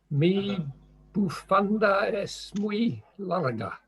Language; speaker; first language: Spanish; non-native, learner; English